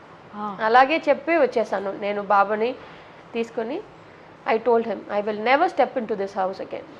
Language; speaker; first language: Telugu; non-native, learner; Tamil